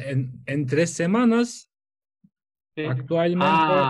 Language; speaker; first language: Spanish; non-native, learner; Turkish